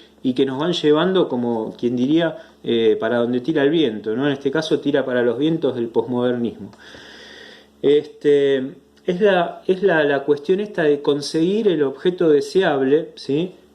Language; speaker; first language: Spanish; native; Spanish